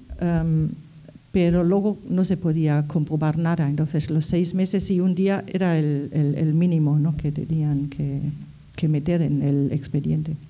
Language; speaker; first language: Spanish; non-native, fluent; German